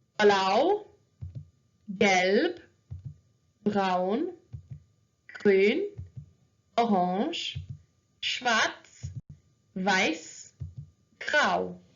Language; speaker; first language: German; non-native, fluent; English